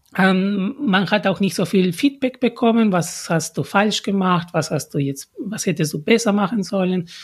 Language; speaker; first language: German; non-native, fluent; Spanish